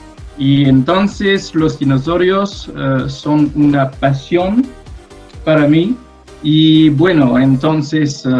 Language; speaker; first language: Spanish; non-native, learner; French